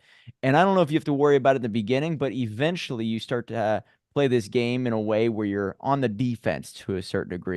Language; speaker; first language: English; native; English